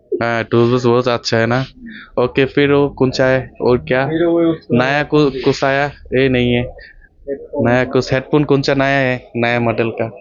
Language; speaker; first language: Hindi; non-native, learner; Bangla